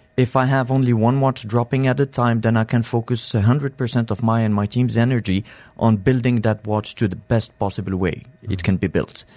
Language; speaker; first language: English; non-native, fluent; French